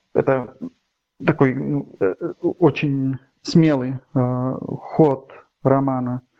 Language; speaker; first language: Russian; non-native, fluent; Catalan